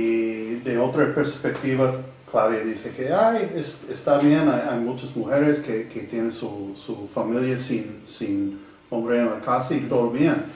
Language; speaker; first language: Spanish; non-native, fluent; English